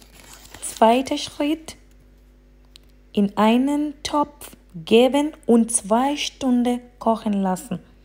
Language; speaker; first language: German; non-native, fluent; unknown